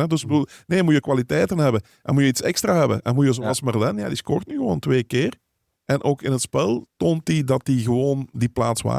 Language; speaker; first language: Dutch; native; Dutch